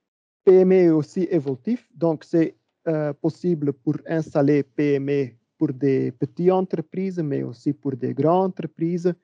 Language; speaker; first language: French; non-native, learner; Dutch